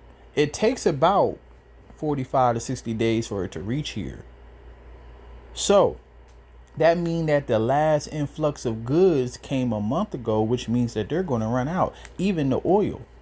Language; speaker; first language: English; native; English